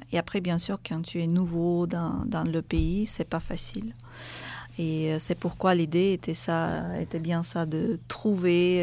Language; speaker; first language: French; non-native, fluent; Russian